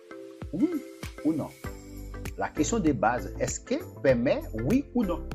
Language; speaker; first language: French; non-native, fluent; Portuguese